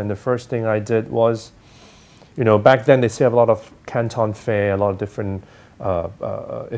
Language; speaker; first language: English; non-native, local second language; Cantonese